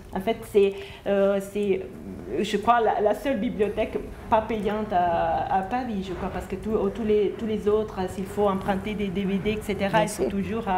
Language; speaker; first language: French; non-native, fluent; Italian